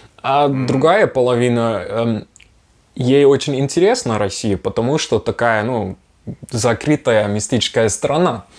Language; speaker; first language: Russian; non-native, fluent; Dutch